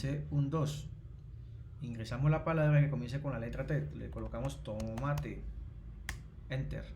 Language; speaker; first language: Spanish; native; Spanish